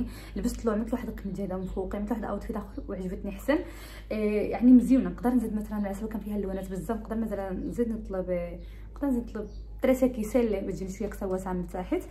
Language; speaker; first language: Arabic; early bilingual, heritage; Arabic